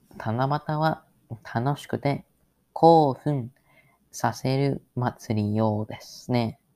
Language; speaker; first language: Japanese; non-native, learner; English